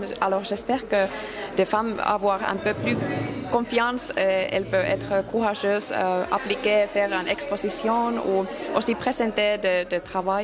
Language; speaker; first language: French; non-native, learner; Finnish